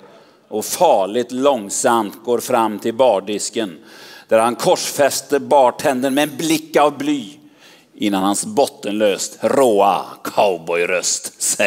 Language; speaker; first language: Swedish; native; Swedish